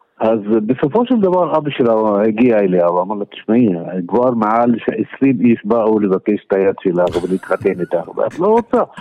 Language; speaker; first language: Hebrew; non-native, local second language; Arabic